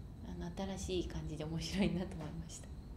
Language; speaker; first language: Japanese; native; Japanese